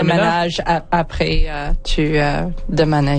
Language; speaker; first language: French; non-native, fluent; English